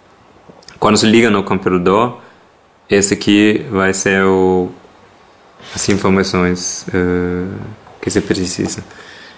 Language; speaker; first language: Portuguese; non-native, fluent; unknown